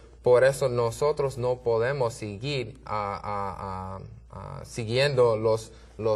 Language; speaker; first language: Spanish; non-native, learner; English